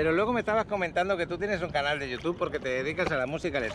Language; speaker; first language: Spanish; native; Spanish